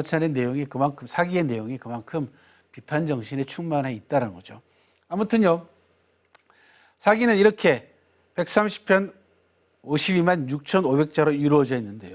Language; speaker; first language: Korean; native; Korean